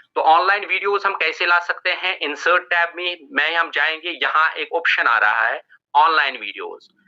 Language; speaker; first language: Hindi; non-native, local second language; Kashmiri